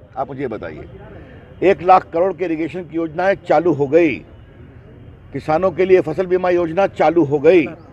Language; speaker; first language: Hindi; native; Hindi